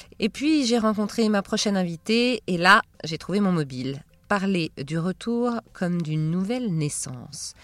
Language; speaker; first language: French; native; French